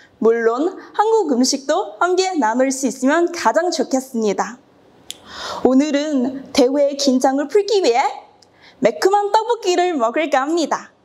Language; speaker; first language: Korean; non-native, fluent; Cantonese